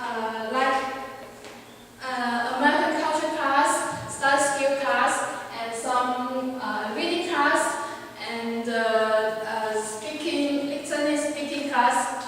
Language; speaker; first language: English; non-native, learner; Chinese